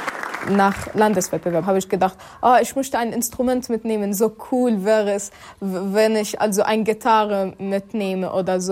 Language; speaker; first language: German; non-native, fluent; Arabic